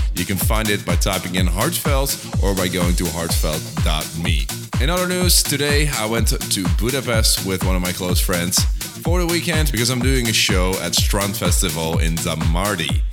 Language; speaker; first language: English; non-native, fluent; Dutch